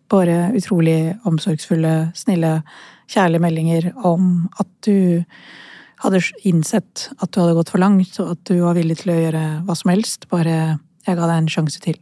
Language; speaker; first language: Norwegian; early bilingual, other home language; Urdu